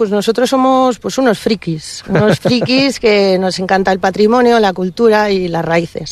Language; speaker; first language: Spanish; native; Spanish